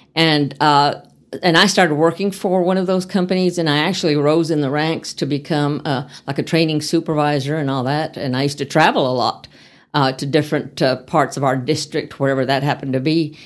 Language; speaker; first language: English; native; English